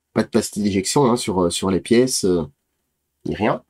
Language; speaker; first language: French; native; French